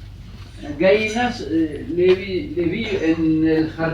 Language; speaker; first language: Spanish; non-native, learner; French